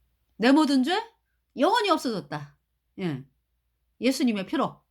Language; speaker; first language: Korean; native; Korean